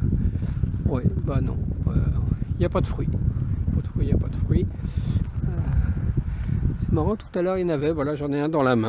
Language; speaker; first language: French; native; French